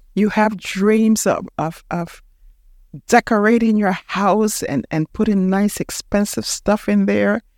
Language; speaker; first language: English; early bilingual, heritage; Spanish